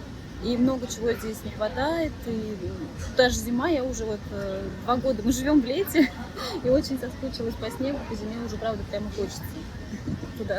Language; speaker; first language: Russian; native; Russian